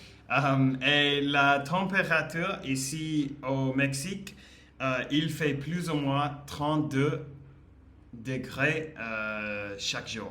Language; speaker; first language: French; non-native, learner; English